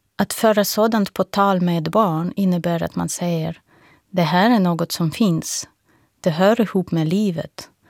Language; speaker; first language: Swedish; non-native, fluent; Russian